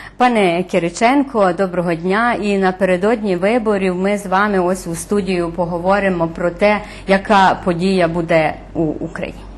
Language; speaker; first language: Ukrainian; early bilingual, heritage; Ukrainian